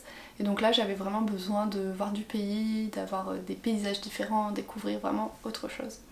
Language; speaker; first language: French; native; French